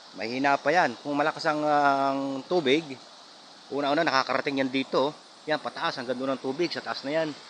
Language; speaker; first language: Filipino; native; Filipino